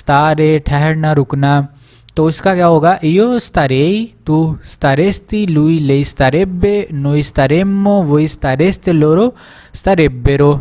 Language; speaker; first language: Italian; non-native, fluent; Urdu